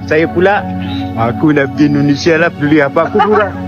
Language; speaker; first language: Malay; native; Malay